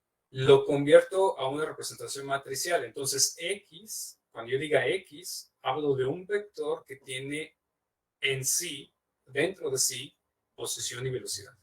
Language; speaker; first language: Spanish; native; Spanish